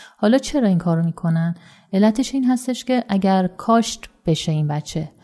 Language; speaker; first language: Persian; native; Persian